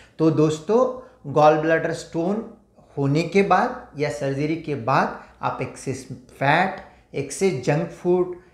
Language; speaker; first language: Hindi; non-native, local second language; Marathi